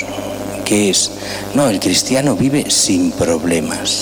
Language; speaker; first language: Spanish; native; Spanish